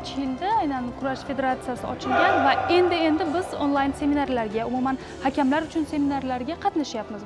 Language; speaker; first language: Uzbek; native; Uzbek